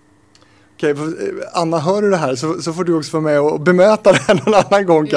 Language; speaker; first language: Swedish; native; Swedish